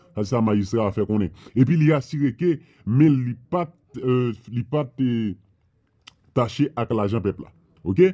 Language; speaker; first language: Haitian Creole; non-native, fluent; Spanish